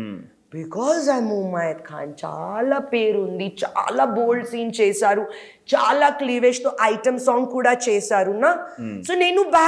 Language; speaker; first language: Telugu; non-native, local second language; Hindi